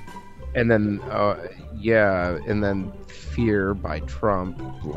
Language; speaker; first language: English; native; English